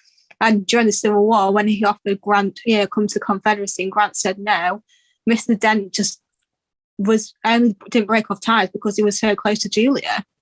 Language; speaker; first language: English; native; English